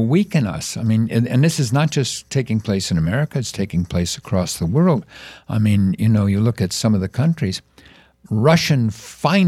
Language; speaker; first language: English; native; English